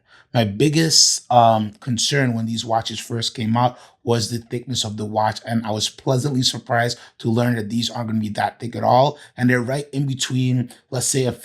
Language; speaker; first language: English; native; English